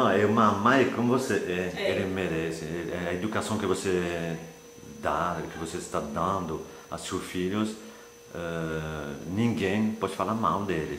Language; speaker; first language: Portuguese; non-native, fluent; French